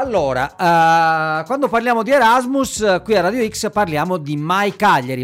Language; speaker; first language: Italian; native; Italian